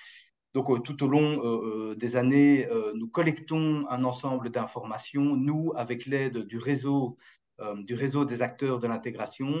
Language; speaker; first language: French; native; French